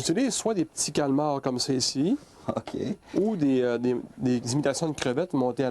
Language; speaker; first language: French; native; French